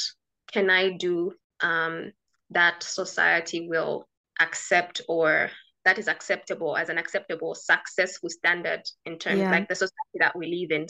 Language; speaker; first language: English; non-native, local second language; Bemba